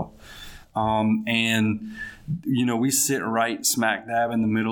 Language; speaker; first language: English; native; English